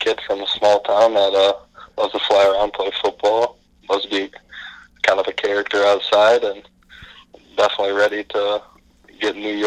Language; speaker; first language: English; native; English